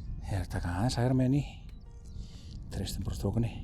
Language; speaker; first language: Icelandic; native; Icelandic